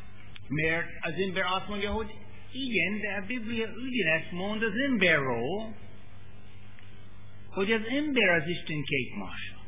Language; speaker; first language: Hungarian; non-native, learner; English